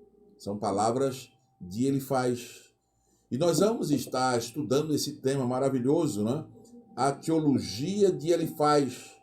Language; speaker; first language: Portuguese; native; Portuguese